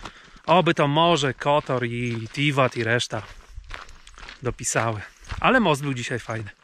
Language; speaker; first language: Polish; native; Polish